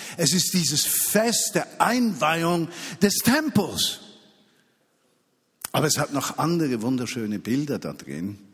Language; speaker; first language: German; native; German